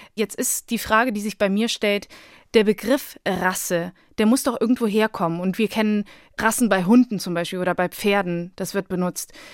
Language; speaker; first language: German; early bilingual, other home language; Bosnian